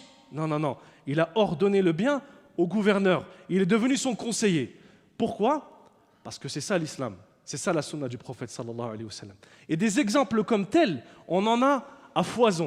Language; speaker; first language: French; native; French